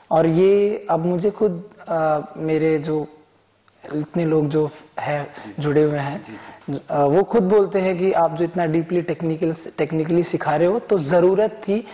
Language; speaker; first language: Hindi; native; Hindi